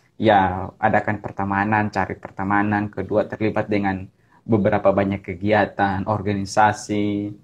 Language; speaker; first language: Indonesian; native; Indonesian